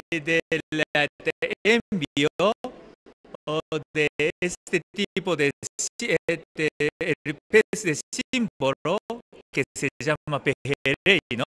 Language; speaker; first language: Spanish; non-native, learner; Japanese